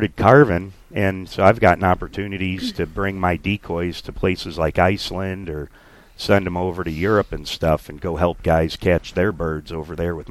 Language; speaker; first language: English; native; English